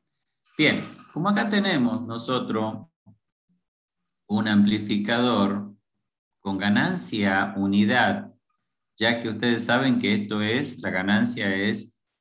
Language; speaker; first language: Spanish; native; Spanish